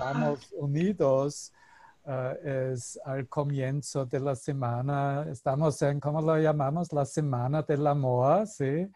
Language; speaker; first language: Spanish; non-native, fluent; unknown